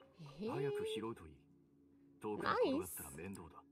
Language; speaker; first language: Japanese; non-native, learner; Russian